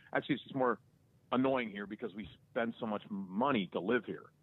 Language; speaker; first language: English; native; English